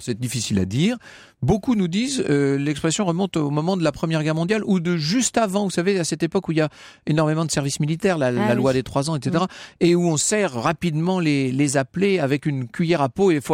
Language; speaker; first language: French; native; French